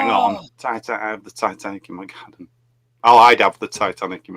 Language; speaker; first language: English; native; English